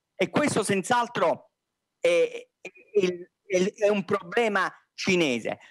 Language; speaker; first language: Italian; native; Italian